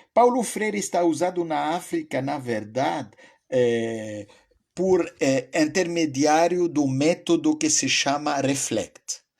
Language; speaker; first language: Portuguese; non-native, fluent; French